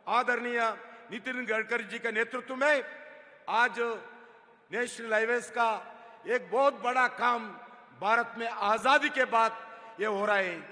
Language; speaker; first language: Hindi; non-native, local second language; Telugu